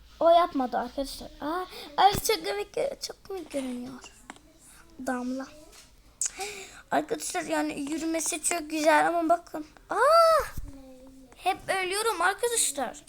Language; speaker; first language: Turkish; early bilingual, heritage; Turkish